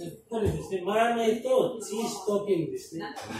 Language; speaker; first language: Japanese; non-native, learner; Nepali